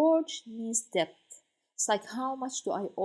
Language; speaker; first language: English; non-native, fluent; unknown